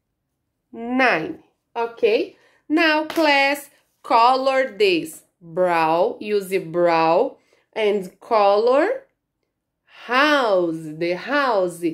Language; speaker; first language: English; non-native, learner; Portuguese